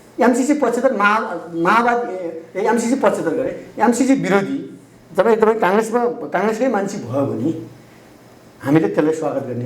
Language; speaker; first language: Nepali; native; Nepali